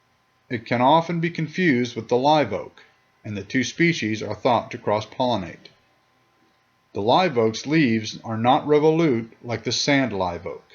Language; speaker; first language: English; native; English